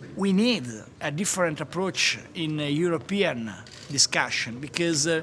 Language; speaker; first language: English; non-native, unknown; Italian